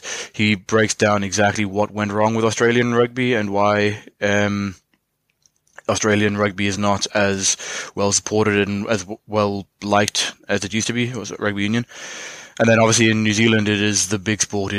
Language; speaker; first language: English; native; English